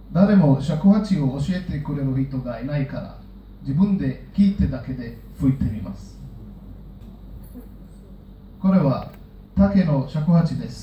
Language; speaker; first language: Japanese; non-native, learner; Hebrew